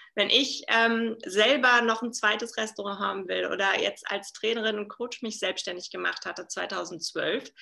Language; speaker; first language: German; native; German